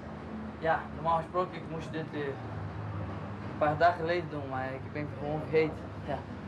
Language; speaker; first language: Dutch; non-native, learner; Portuguese